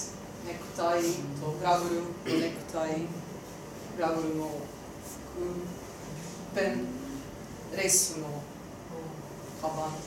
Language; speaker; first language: Japanese; non-native, learner; Croatian